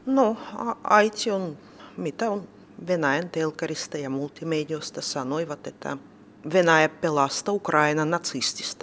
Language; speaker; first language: Finnish; non-native, learner; Russian